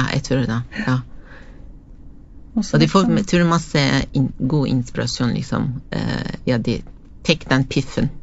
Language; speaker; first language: Norwegian; non-native, fluent; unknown